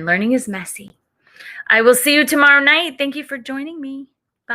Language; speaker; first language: English; native; English